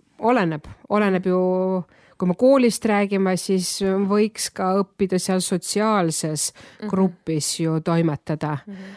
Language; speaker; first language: Estonian; non-native, local second language; Russian